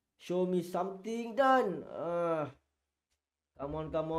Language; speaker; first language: English; non-native, learner; Malay